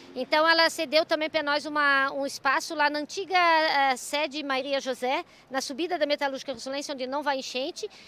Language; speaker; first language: Portuguese; native; Portuguese